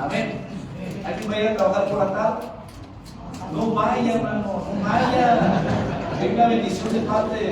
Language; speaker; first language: Spanish; native; Spanish